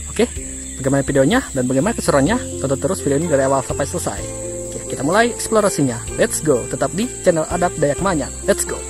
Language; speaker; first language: Indonesian; non-native, local second language; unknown